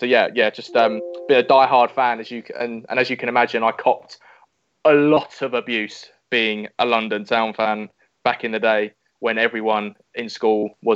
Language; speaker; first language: English; native; English